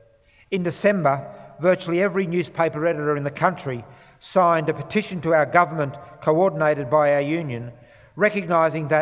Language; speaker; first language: English; native; English